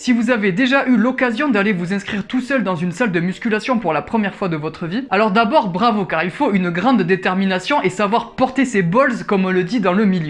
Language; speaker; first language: French; native; French